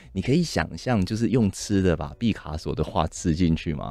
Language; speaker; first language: Chinese; native; Chinese